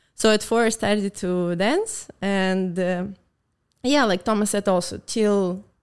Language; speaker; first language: English; non-native, fluent; Russian